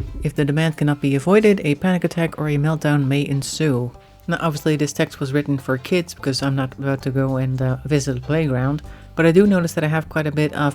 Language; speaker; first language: English; non-native, fluent; Dutch